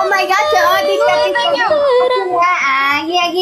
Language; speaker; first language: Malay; non-native, learner; Vietnamese